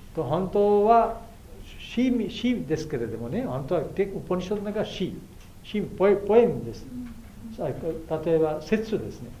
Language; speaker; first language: Japanese; non-native, fluent; Bangla